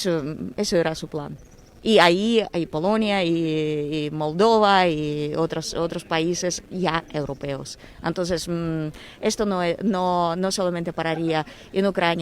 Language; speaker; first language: Spanish; non-native, fluent; Ukrainian